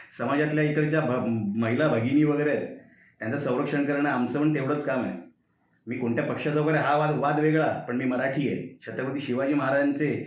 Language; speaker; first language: Marathi; native; Marathi